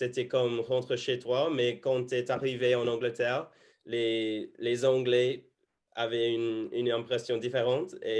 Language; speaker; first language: French; non-native, fluent; English